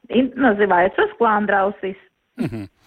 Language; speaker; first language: Russian; non-native, local second language; Latvian